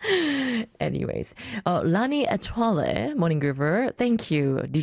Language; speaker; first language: English; non-native, fluent; Korean